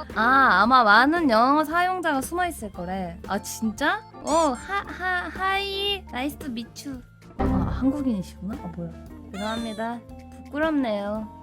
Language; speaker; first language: Korean; native; Korean